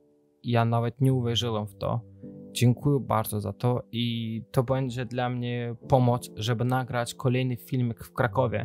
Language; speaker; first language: Polish; non-native, learner; Azerbaijani